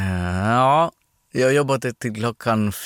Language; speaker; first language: Swedish; non-native, fluent; Greek